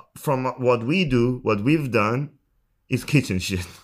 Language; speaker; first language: English; non-native, fluent; Persian